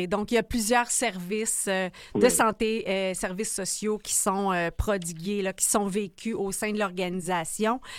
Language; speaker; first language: French; native; French